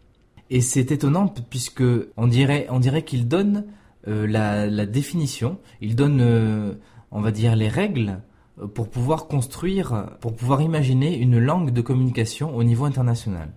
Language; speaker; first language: French; native; French